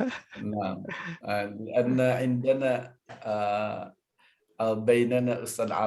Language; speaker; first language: Arabic; non-native, learner; Indonesian